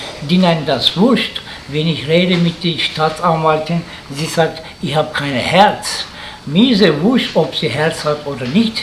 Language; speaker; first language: German; non-native, learner; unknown